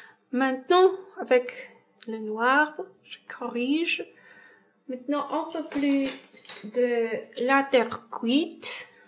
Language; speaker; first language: French; non-native, fluent; Polish